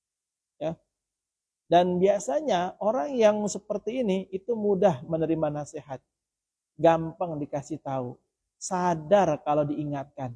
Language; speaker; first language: Indonesian; native; Indonesian